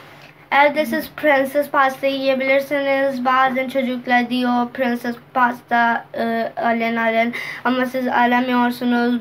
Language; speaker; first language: Turkish; non-native, learner; Urdu